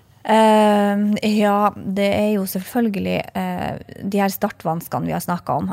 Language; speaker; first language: Norwegian; native; Norwegian